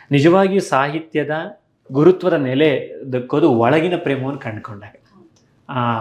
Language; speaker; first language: Kannada; native; Kannada